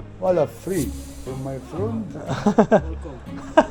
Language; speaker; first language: English; non-native, learner; Arabic